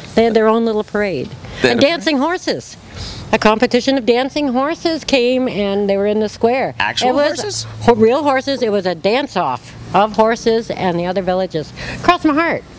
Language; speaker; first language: English; non-native, fluent; Albanian